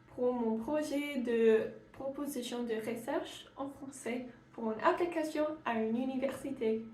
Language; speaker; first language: French; non-native, learner; English